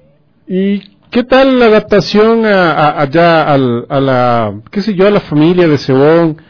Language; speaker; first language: Spanish; native; Spanish